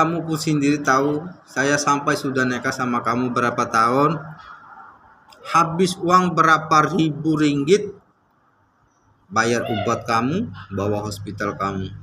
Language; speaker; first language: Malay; non-native, learner; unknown